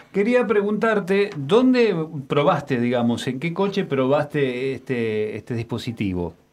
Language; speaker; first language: Spanish; native; Spanish